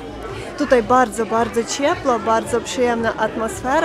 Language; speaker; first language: Polish; non-native, fluent; Ukrainian